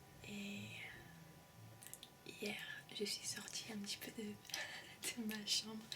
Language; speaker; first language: French; early bilingual, heritage; French